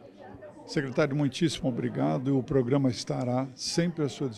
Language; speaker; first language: Portuguese; native; Portuguese